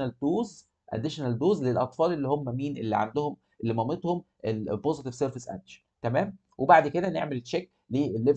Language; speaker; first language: Arabic; native; Arabic